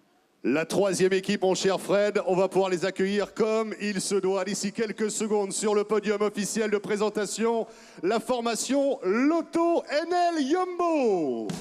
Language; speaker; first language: French; native; French